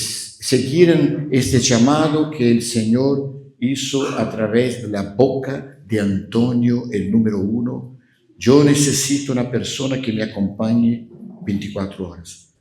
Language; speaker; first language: Spanish; non-native, fluent; Portuguese